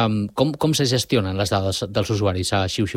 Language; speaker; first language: Catalan; native; Catalan